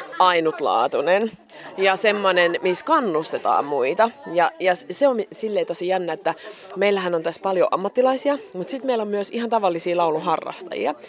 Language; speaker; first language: Finnish; native; Finnish